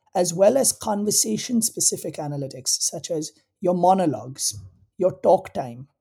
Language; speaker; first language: English; non-native, local second language; Hindi